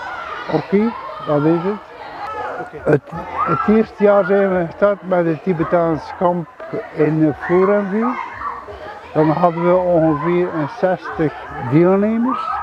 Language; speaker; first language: Dutch; non-native, fluent; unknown